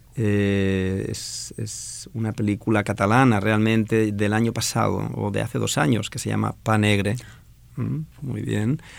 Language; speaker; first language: Spanish; non-native, local second language; Catalan